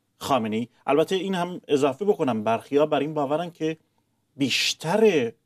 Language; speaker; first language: Persian; non-native, local second language; Arabic